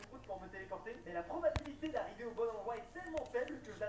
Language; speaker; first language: French; native; French